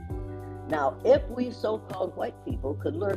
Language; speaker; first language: English; native; English